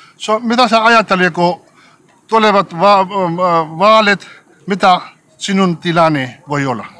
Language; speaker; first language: Finnish; non-native, learner; Punjabi